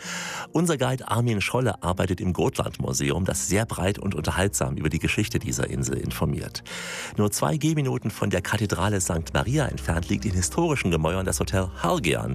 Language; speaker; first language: German; native; German